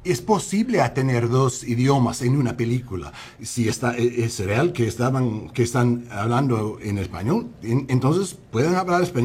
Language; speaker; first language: Spanish; non-native, learner; English